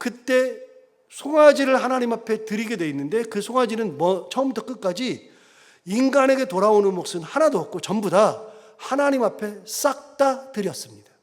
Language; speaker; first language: Korean; native; Korean